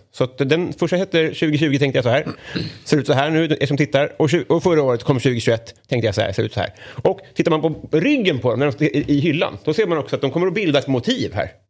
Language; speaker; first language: Swedish; native; Swedish